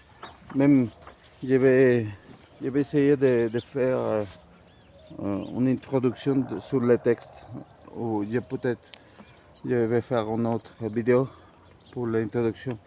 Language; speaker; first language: French; non-native, fluent; Spanish